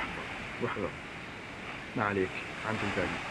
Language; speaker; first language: Arabic; native; Arabic